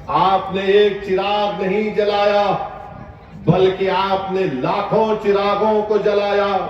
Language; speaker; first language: Urdu; native; Urdu